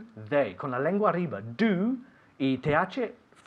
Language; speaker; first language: Spanish; non-native, fluent; English